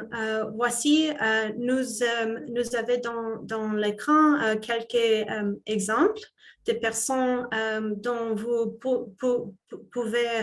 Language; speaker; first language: French; non-native, fluent; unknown